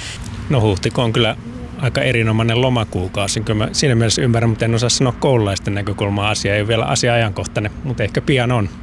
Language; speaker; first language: Finnish; native; Finnish